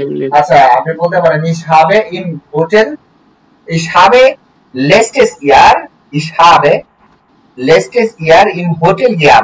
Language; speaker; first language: German; non-native, learner; Bangla